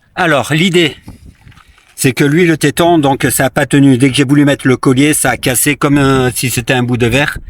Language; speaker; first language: French; native; French